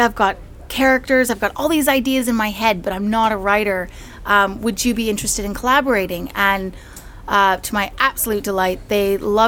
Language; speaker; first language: English; native; English